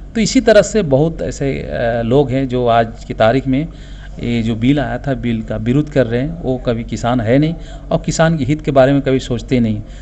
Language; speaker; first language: Hindi; non-native, local second language; Assamese